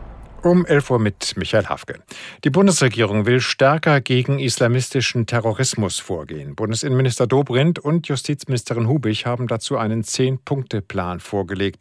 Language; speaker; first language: German; native; German